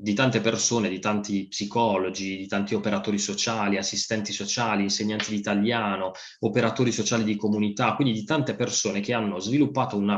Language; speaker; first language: Italian; native; Italian